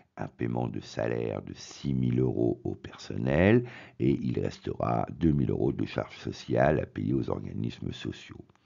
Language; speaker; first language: French; native; French